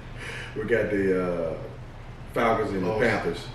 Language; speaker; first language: English; native; English